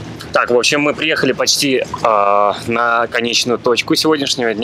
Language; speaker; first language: Russian; native; Russian